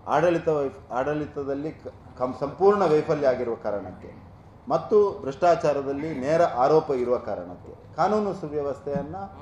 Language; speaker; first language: Kannada; non-native, local second language; Tulu